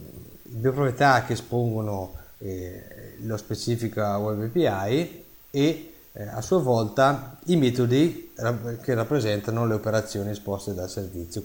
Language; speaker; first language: Italian; native; Italian